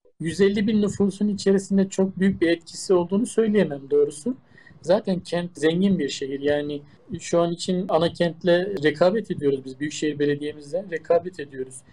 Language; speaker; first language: Turkish; native; Turkish